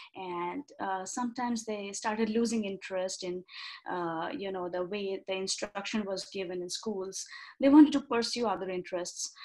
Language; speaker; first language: English; non-native, local second language; Bangla